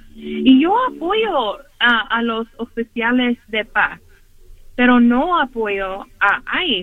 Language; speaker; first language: Spanish; early bilingual, heritage; Spanish